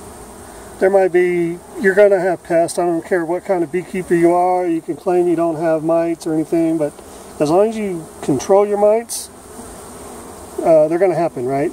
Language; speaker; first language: English; native; English